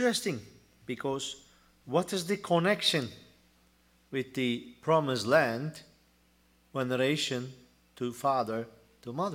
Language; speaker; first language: English; non-native, learner; Turkish